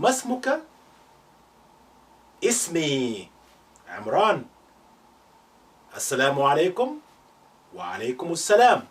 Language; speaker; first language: Arabic; non-native, fluent; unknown